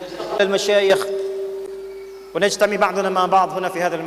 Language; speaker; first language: Arabic; non-native, fluent; Indonesian